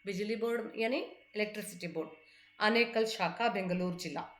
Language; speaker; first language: Hindi; non-native, local second language; Kannada